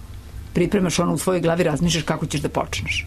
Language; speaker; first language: Serbian; native; Serbian